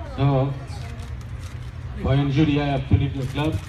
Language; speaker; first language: English; non-native, learner; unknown